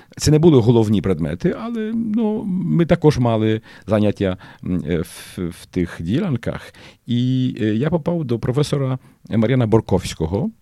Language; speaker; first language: Ukrainian; early bilingual, heritage; Ukrainian